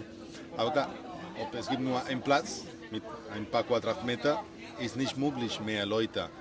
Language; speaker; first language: German; non-native, learner; Spanish